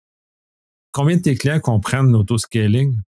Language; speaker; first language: French; native; French